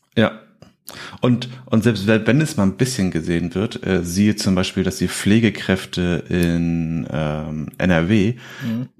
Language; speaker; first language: German; native; German